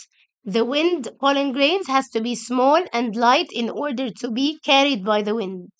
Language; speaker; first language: English; non-native, local second language; Arabic